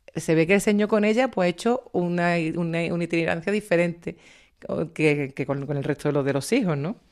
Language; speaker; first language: Spanish; native; Spanish